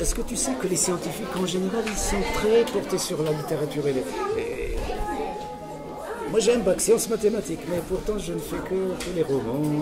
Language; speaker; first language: French; non-native, local second language; Arabic